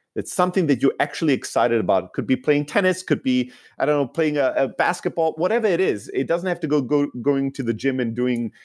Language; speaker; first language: English; non-native, fluent; Greek